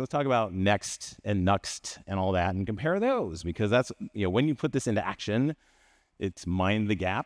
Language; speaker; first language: English; native; English